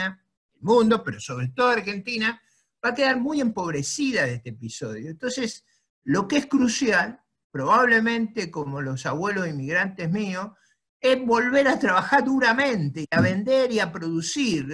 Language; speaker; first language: Spanish; native; Spanish